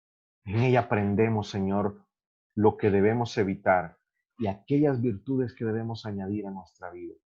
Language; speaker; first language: Spanish; native; Spanish